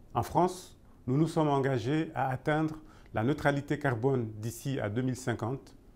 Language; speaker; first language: French; non-native, local second language; Comorian